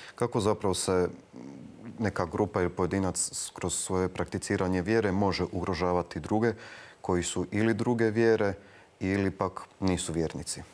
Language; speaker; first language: Croatian; native; Croatian